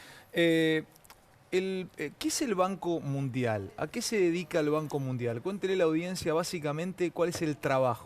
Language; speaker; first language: Spanish; native; Spanish